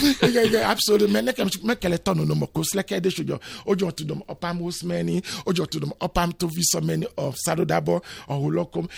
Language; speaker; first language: Hungarian; non-native, learner; Yoruba